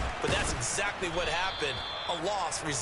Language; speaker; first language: English; native; English